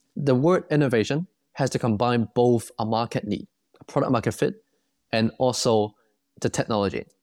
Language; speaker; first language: English; non-native, local second language; Cantonese